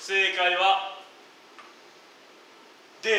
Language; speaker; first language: Japanese; native; Japanese